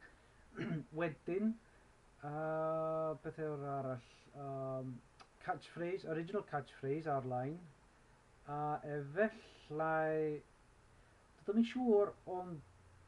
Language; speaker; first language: Welsh; non-native, learner; English